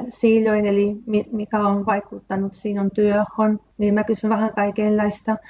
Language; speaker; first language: Finnish; non-native, fluent; Spanish